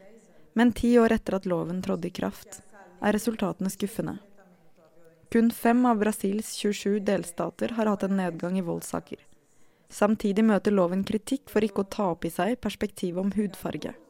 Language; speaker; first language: Norwegian; native; Norwegian